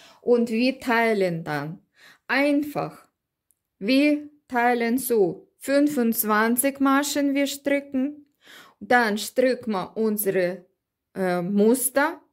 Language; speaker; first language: German; non-native, learner; Russian